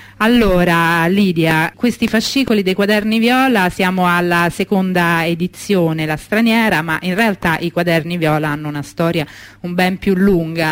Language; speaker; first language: Italian; native; Italian